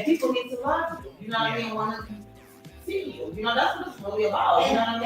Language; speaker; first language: English; native; English